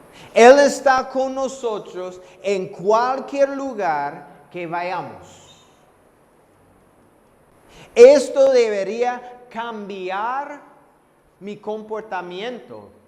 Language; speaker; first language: Spanish; non-native, fluent; English